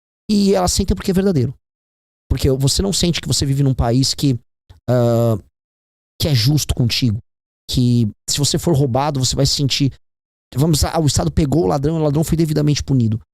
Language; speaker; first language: Portuguese; native; Portuguese